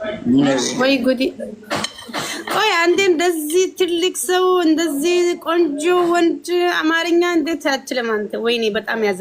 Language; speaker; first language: Amharic; non-native, local second language; Oromo